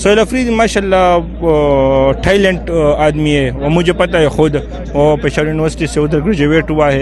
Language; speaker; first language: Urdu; non-native, local second language; Pashto